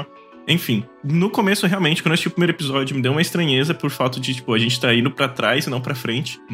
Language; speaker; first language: Portuguese; native; Portuguese